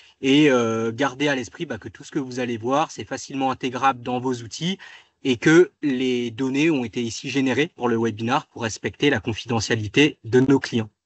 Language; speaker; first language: French; native; French